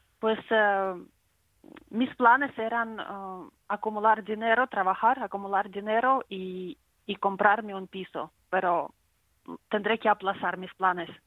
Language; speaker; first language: Spanish; non-native, fluent; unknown